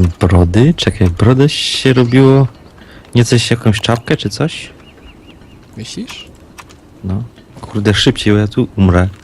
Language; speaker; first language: Polish; native; Polish